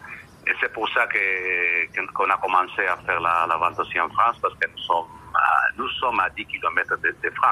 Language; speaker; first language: French; non-native, learner; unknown